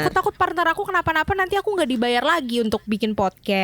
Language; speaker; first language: Indonesian; native; Indonesian